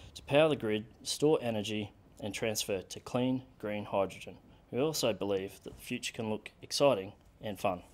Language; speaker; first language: English; native; English